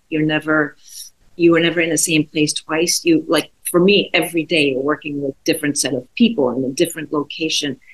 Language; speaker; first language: English; non-native, fluent; Czech